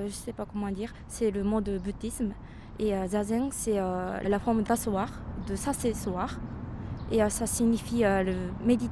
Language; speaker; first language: French; non-native, fluent; Japanese